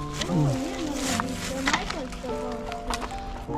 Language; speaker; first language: Italian; early bilingual, other home language; Filipino